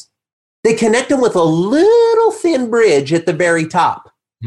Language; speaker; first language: English; native; English